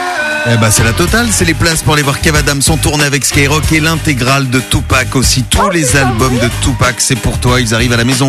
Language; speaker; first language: French; native; French